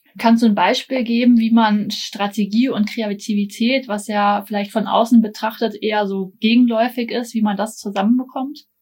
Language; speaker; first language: German; native; German